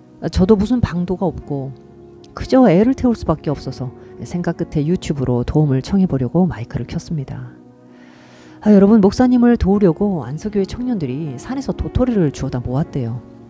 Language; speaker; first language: Korean; native; Korean